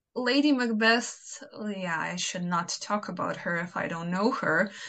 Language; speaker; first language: English; non-native, fluent; Croatian